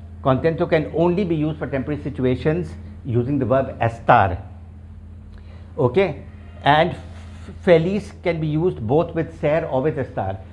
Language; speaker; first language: English; non-native, local second language; Urdu